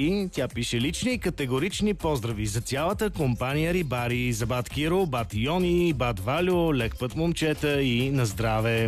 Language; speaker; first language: Bulgarian; native; Bulgarian